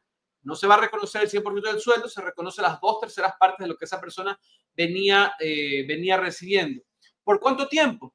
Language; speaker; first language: Spanish; native; Spanish